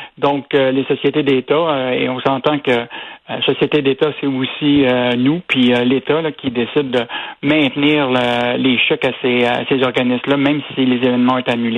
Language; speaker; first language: French; native; French